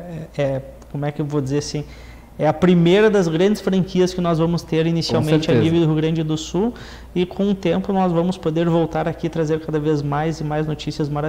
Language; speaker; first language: Portuguese; native; Portuguese